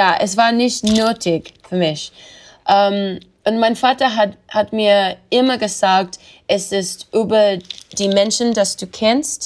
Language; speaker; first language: German; non-native, learner; English